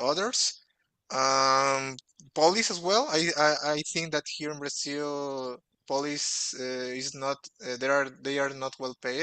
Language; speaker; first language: English; non-native, fluent; Portuguese